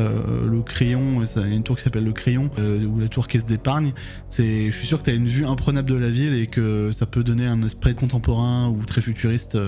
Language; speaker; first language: French; native; French